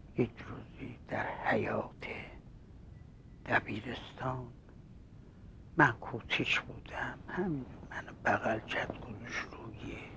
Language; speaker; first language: Persian; non-native, local second language; Azerbaijani